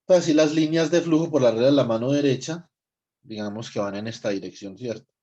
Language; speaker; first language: Spanish; native; Spanish